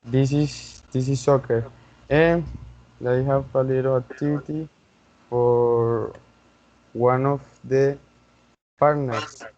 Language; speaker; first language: English; non-native, learner; Spanish